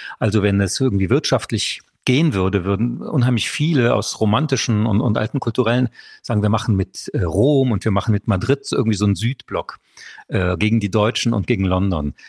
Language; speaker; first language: German; early bilingual, other home language; French